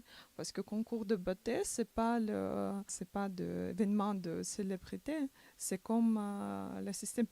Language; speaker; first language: French; non-native, learner; Macedonian